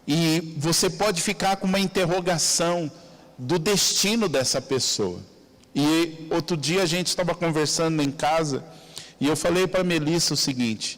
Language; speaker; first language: Portuguese; native; Portuguese